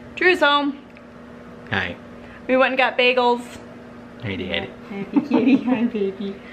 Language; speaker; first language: English; native; English